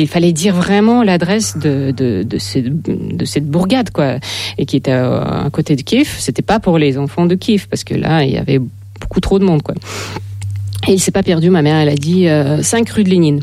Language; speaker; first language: French; non-native, fluent; Russian